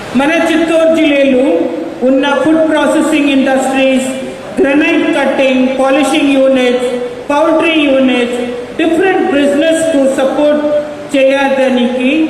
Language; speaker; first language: Telugu; non-native, learner; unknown